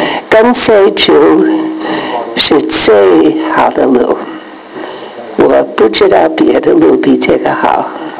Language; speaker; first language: Chinese; non-native, fluent; English